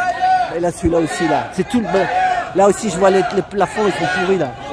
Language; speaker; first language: French; native; French